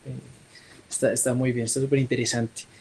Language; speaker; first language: Spanish; native; Spanish